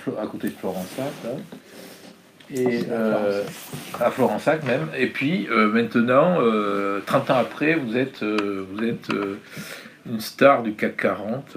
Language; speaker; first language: French; native; French